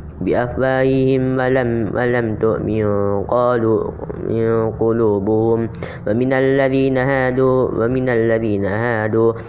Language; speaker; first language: Arabic; non-native, learner; Indonesian